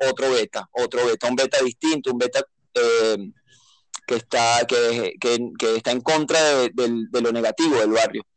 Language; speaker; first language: Spanish; native; Spanish